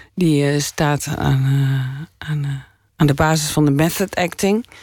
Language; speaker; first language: Dutch; native; Dutch